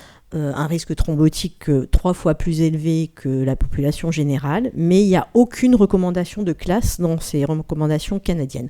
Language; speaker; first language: French; native; French